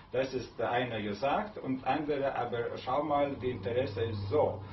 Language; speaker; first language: German; non-native, learner; Lithuanian